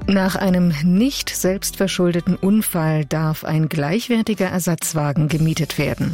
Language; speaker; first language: German; native; German